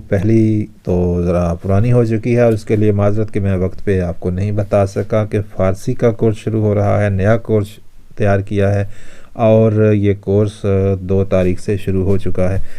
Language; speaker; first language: Urdu; non-native, local second language; Punjabi